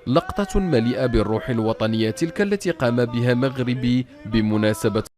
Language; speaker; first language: Arabic; native; Arabic